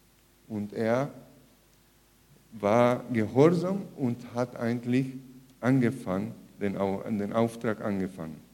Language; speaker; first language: German; non-native, fluent; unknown